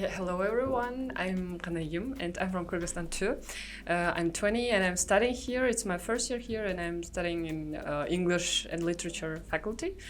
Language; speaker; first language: English; non-native, fluent; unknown